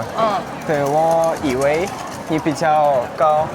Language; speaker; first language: Chinese; non-native, learner; Russian